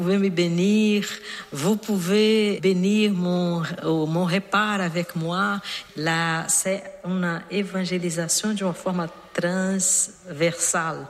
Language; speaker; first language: French; non-native, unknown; Portuguese